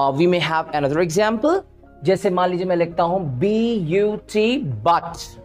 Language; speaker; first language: Hindi; native; Hindi